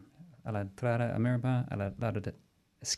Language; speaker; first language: Spanish; non-native, fluent; English